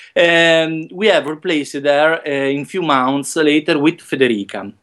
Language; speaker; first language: English; non-native, learner; Italian